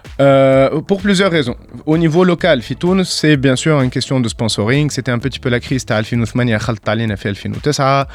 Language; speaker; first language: French; non-native, local second language; Arabic